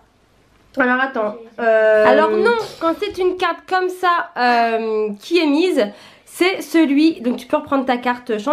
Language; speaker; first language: French; native; French